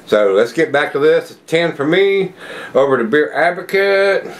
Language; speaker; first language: English; native; English